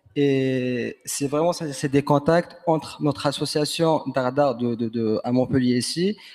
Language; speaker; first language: French; non-native, local second language; Arabic